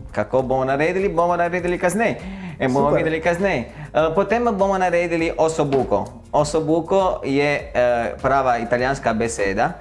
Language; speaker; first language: Slovenian; non-native, learner; Italian